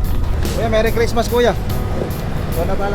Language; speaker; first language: Filipino; native; Filipino